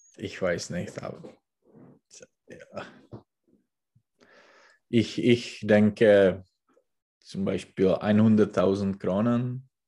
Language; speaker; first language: German; non-native, learner; Czech